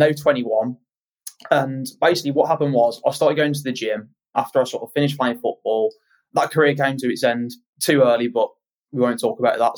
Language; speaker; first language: English; native; English